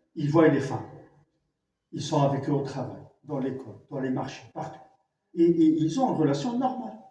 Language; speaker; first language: French; non-native, local second language; Arabic